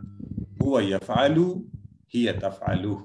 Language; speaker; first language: Arabic; non-native, fluent; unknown